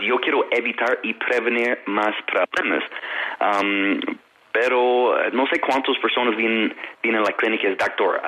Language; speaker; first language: Spanish; non-native, fluent; English